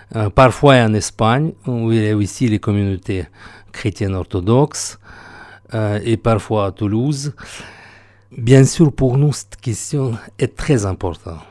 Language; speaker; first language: French; non-native, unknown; Russian